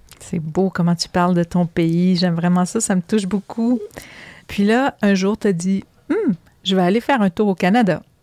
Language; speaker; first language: French; native; French